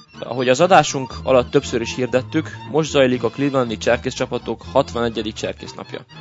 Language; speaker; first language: Hungarian; early bilingual, heritage; Hungarian